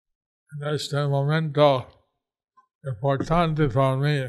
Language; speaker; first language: Spanish; non-native, learner; English